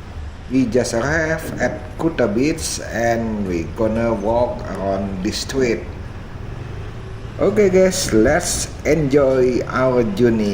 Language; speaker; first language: English; non-native, fluent; Indonesian